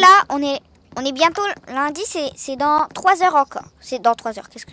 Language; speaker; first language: French; native; French